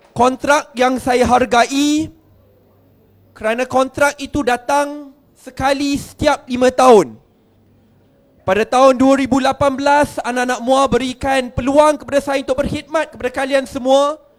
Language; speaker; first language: Malay; native; Malay